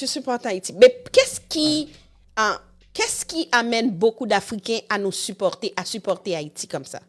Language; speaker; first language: French; non-native, local second language; Haitian Creole